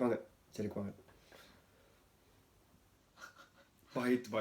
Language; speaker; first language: Indonesian; non-native, learner; Japanese